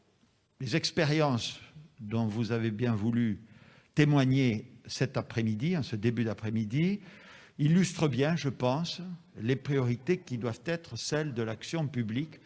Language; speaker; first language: French; native; French